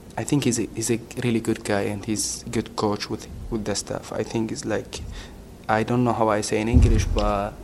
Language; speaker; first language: English; non-native, learner; Arabic